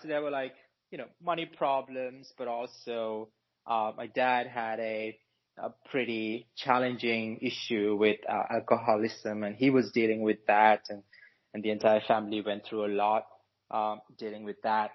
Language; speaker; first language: English; non-native, local second language; Sinhala